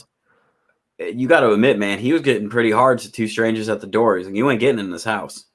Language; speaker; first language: English; native; English